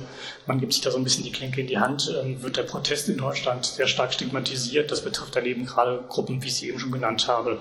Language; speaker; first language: German; native; German